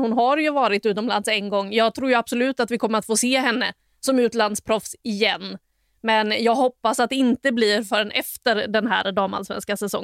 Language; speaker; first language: Swedish; native; Swedish